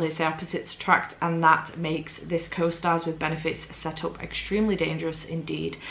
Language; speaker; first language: English; native; English